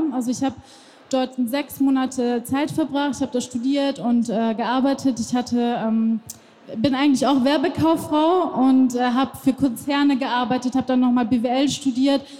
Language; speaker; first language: German; non-native, fluent; Persian